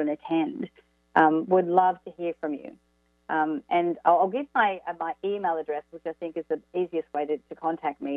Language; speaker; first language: English; native; English